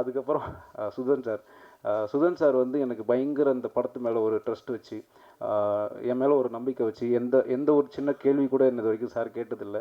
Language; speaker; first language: Tamil; native; Tamil